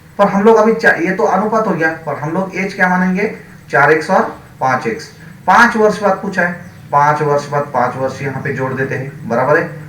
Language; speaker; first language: Hindi; non-native, local second language; Marathi